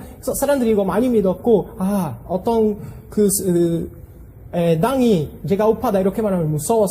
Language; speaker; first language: Korean; non-native, fluent; Portuguese